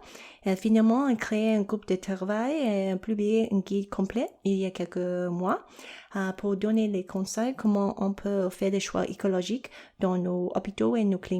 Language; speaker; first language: French; non-native, local second language; English